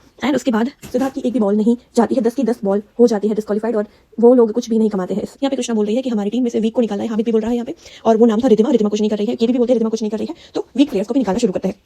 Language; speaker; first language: Hindi; native; Hindi